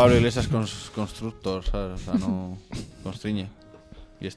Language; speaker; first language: Spanish; native; Spanish